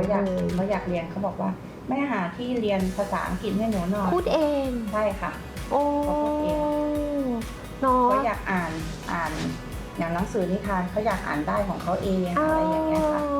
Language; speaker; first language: Thai; native; Thai